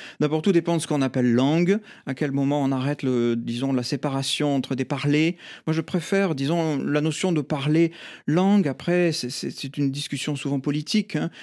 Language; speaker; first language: French; native; French